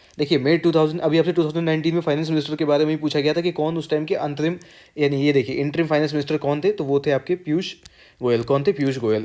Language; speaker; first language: Hindi; native; Hindi